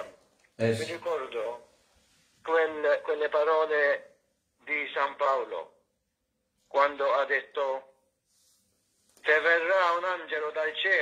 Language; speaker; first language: Italian; non-native, fluent; Maltese